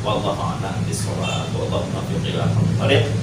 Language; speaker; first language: Indonesian; native; Indonesian